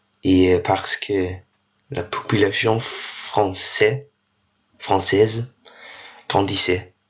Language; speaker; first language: French; non-native, learner; Danish